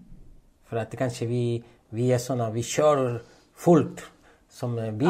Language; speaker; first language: Swedish; non-native, fluent; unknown